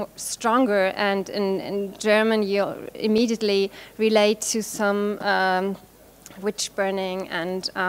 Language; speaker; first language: English; non-native, fluent; German